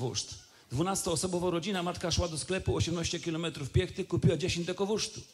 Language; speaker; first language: Polish; native; Polish